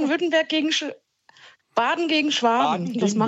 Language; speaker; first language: German; native; German